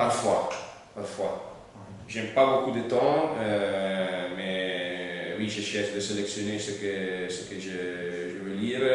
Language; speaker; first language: French; non-native, learner; Italian